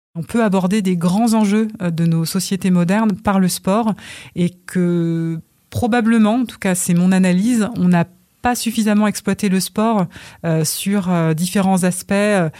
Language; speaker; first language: French; early bilingual, other home language; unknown